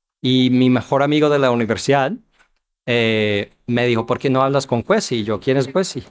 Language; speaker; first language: Spanish; non-native, fluent; English